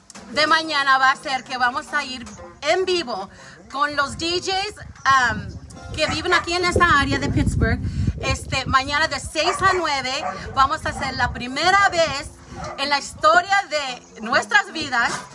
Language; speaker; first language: Spanish; early bilingual, heritage; Spanish